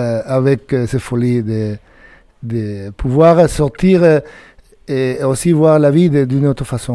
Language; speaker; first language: French; non-native, fluent; Spanish